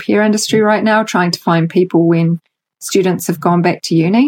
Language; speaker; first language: English; native; English